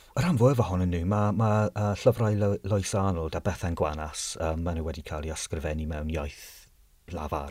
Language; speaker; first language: Welsh; non-native, fluent; English